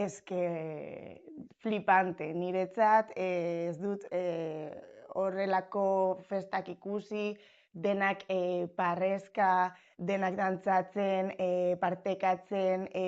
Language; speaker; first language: Basque; non-native, local second language; Spanish